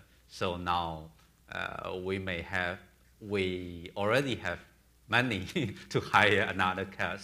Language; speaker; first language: English; non-native, learner; Chinese